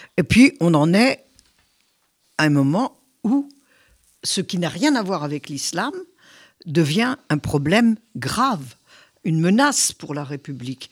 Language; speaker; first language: French; native; French